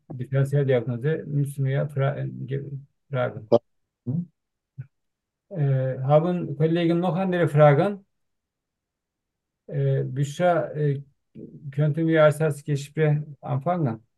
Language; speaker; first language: German; non-native, learner; Turkish